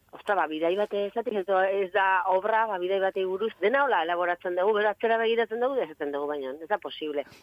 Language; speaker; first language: Basque; native; Basque